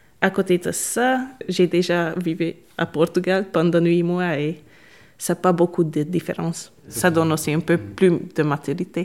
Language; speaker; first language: French; non-native, learner; Hungarian